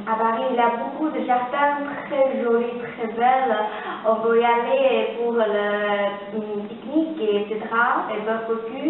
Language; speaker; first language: French; non-native, learner; Chinese